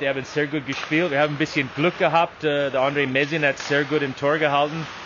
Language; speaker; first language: German; non-native, learner; English